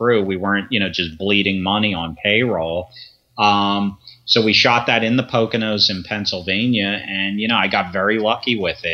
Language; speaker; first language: English; native; English